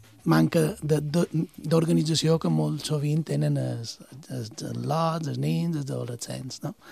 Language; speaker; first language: Catalan; native; Catalan